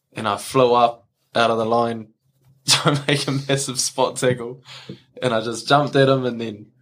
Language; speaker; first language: English; native; English